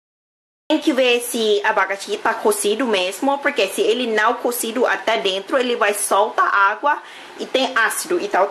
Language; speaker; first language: Portuguese; non-native, learner; Thai